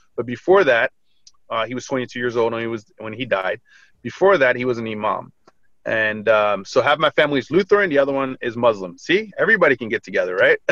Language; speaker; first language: English; early bilingual, other home language; French